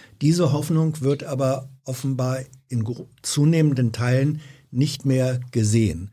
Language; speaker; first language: German; native; German